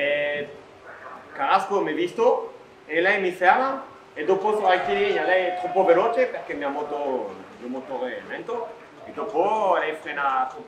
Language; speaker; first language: Italian; non-native, learner; French